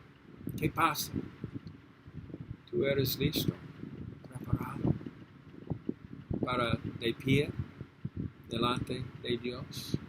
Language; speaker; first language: Spanish; non-native, learner; English